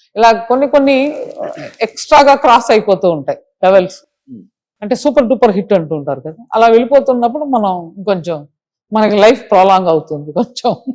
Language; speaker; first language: Telugu; native; Telugu